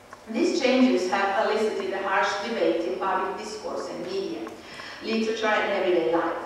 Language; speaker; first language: English; non-native, fluent; Italian